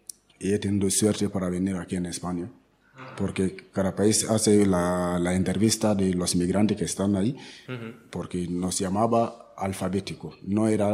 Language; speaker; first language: Spanish; non-native, learner; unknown